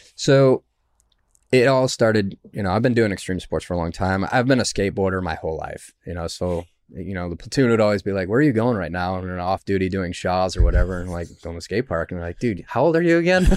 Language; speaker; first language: English; native; English